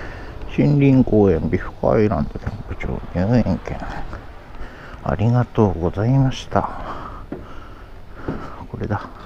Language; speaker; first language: Japanese; native; Japanese